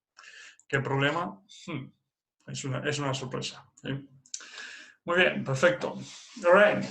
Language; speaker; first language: Spanish; non-native, fluent; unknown